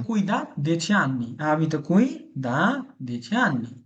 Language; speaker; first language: Italian; non-native, fluent; Bangla